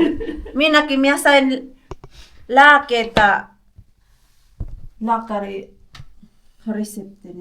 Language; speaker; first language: Finnish; non-native, learner; Filipino